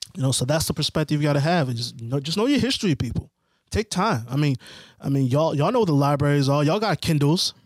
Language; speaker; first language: English; early bilingual, other home language; Haitian Creole